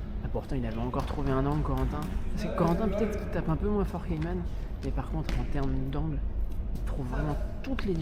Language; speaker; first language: French; native; French